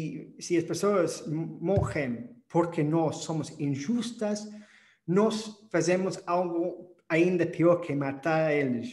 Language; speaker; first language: Portuguese; non-native, fluent; English